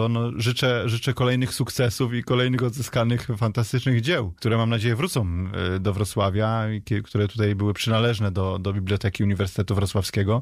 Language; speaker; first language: Polish; native; Polish